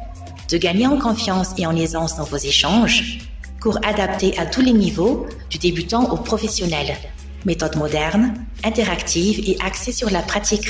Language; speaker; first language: French; non-native, local second language; Malagasy